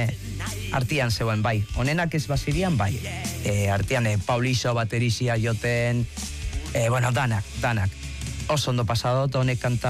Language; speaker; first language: Basque; native; Basque